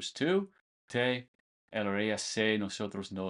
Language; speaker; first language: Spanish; non-native, fluent; English